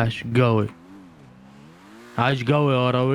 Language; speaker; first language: Arabic; native; Arabic